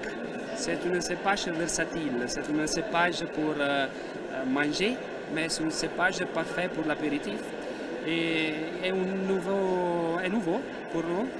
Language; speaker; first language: French; non-native, learner; Italian